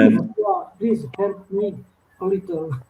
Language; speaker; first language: English; non-native, learner; French